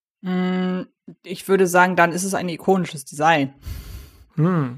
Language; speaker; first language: German; native; German